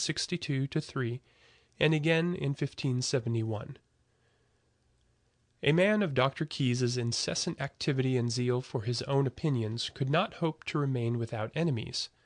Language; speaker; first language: English; native; English